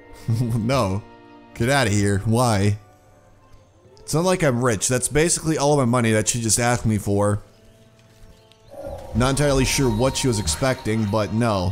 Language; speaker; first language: English; native; English